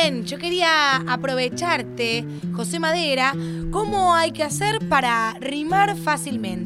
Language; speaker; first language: Spanish; native; Spanish